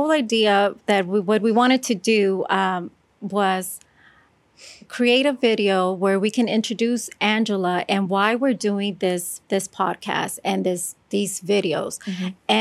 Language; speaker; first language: English; native; English